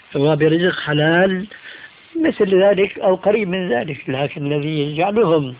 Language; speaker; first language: Arabic; early bilingual, other home language; Albanian